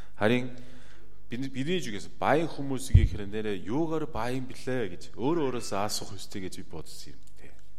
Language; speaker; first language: Mongolian; non-native, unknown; Korean